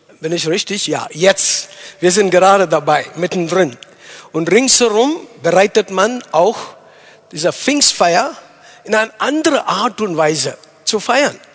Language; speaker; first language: German; non-native, fluent; Tamil